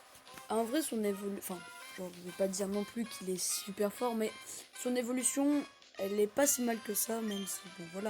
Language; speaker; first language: French; native; French